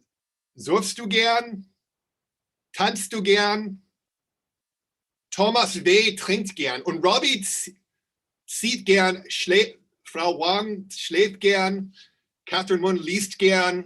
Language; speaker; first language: German; non-native, fluent; English